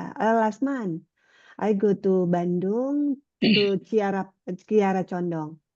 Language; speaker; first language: English; non-native, learner; Indonesian